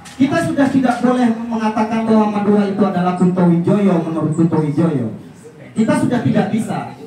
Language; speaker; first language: Indonesian; non-native, local second language; Madurese